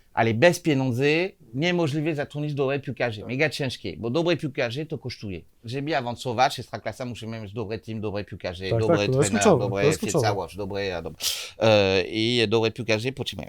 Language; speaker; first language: Polish; non-native, learner; French